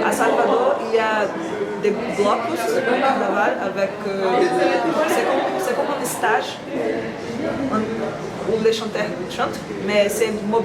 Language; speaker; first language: French; non-native, learner; Portuguese